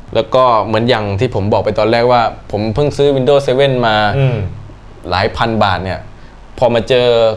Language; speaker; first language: Thai; native; Thai